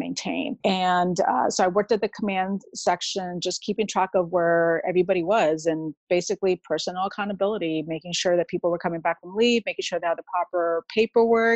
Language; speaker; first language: English; native; English